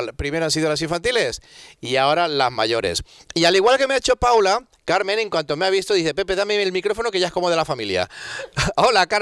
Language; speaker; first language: Spanish; native; Spanish